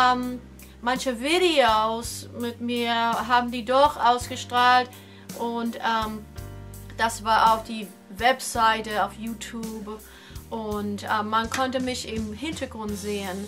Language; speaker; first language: German; non-native, fluent; English